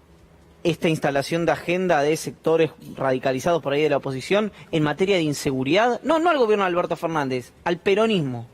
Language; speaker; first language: Spanish; native; Spanish